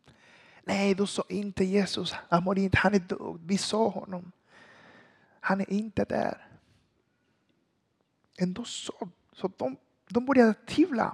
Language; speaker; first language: Swedish; non-native, learner; Spanish